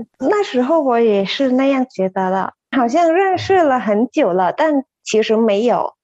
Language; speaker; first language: Chinese; non-native, fluent; Thai